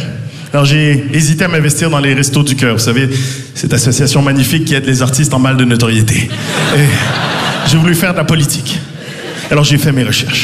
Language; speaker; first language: French; native; French